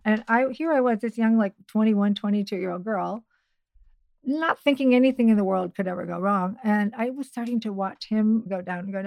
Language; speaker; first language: English; native; English